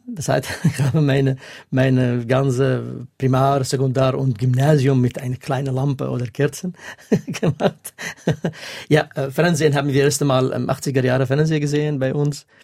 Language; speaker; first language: German; non-native, fluent; Kurdish